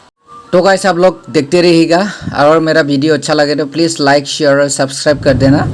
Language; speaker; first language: Hindi; non-native, local second language; Bodo